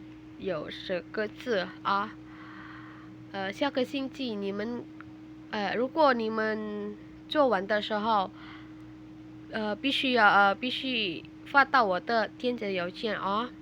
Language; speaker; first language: Chinese; non-native, fluent; Indonesian